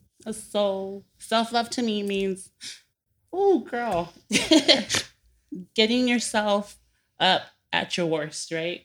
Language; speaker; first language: English; native; English